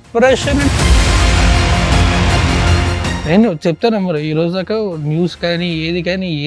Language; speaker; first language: Telugu; native; Telugu